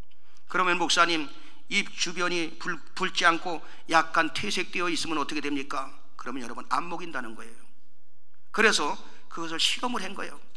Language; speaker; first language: Korean; native; Korean